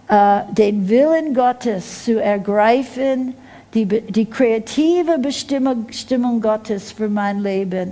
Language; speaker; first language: German; non-native, fluent; English